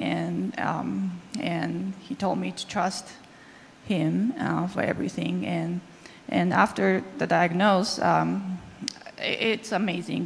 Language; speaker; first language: English; non-native, fluent; Japanese